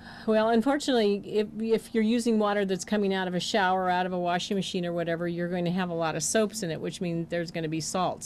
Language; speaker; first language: English; native; English